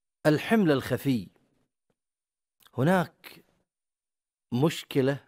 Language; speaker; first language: Arabic; native; Arabic